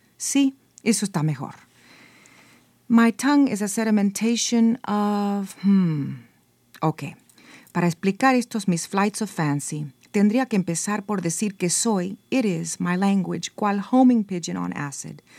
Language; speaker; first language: Spanish; native; Spanish